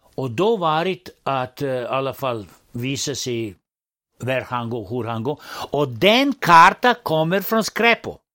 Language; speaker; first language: Swedish; non-native, fluent; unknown